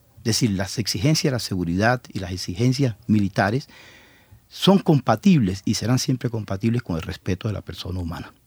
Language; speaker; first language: Spanish; native; Spanish